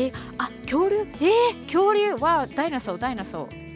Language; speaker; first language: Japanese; native; Japanese